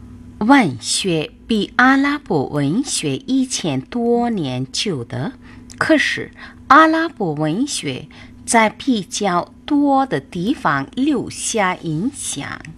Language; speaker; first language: Chinese; non-native, fluent; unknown